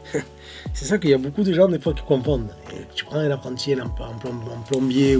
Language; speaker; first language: French; native; French